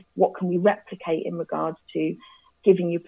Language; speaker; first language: English; native; English